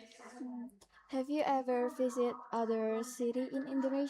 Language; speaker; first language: English; non-native, learner; Indonesian